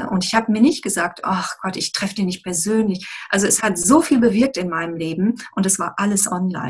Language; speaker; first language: German; native; German